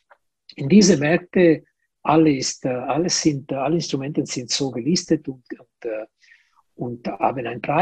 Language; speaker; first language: German; non-native, fluent; Italian